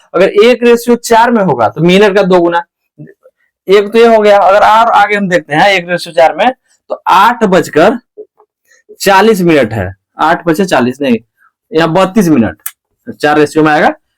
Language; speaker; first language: Hindi; native; Hindi